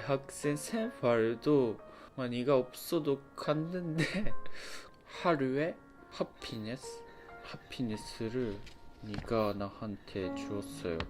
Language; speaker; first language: Korean; non-native, fluent; Japanese